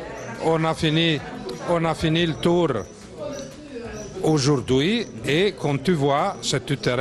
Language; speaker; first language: French; non-native, learner; Italian